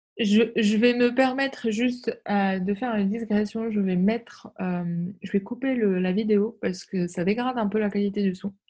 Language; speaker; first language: French; native; French